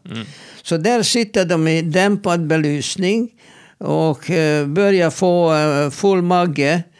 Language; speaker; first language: Swedish; non-native, fluent; Hungarian